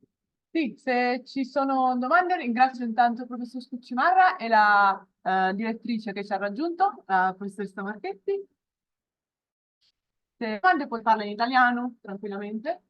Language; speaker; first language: Italian; native; Italian